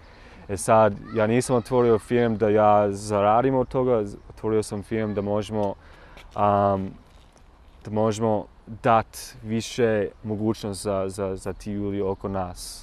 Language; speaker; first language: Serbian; non-native, learner; English